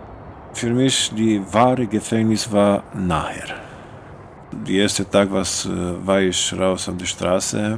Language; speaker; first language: German; non-native, fluent; Romanian